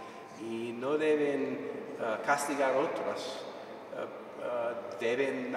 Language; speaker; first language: Spanish; non-native, fluent; English